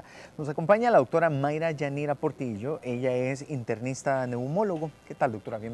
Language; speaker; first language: Spanish; native; Spanish